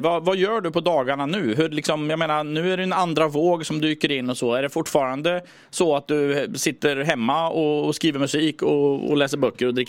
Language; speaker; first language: Swedish; native; Swedish